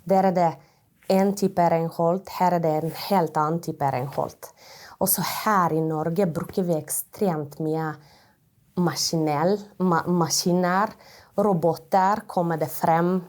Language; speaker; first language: Norwegian; non-native, fluent; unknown